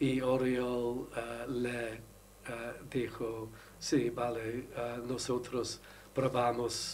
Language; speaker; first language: Spanish; non-native, learner; English